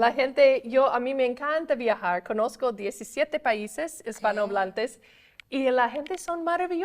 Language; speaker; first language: Spanish; non-native, fluent; English